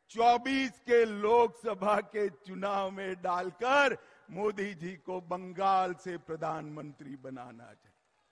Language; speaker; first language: Hindi; non-native, local second language; Gujarati